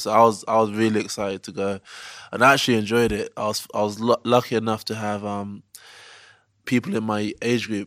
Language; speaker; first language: English; native; English